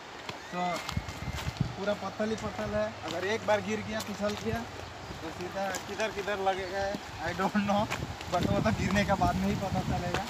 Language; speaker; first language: Hindi; non-native, local second language; Bangla